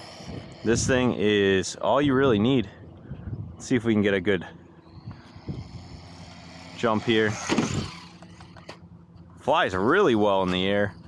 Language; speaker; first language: English; native; English